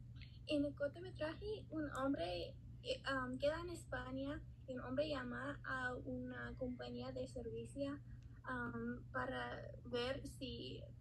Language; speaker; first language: Spanish; non-native, learner; English